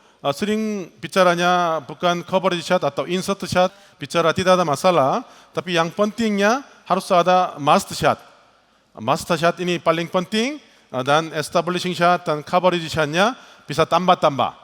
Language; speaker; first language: Indonesian; non-native, learner; Korean